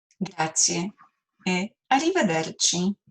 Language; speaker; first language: Italian; non-native, fluent; Polish